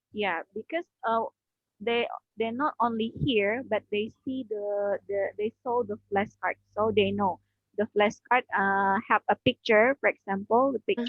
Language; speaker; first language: English; non-native, learner; Indonesian